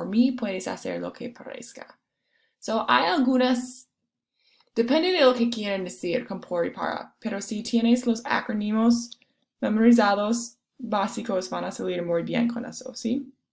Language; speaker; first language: Spanish; non-native, fluent; English